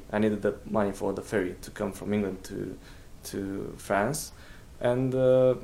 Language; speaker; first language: English; non-native, fluent; Romanian